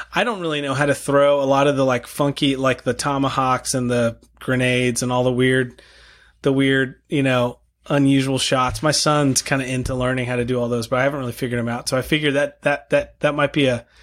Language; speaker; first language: English; native; English